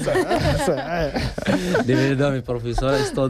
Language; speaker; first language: Spanish; non-native, learner; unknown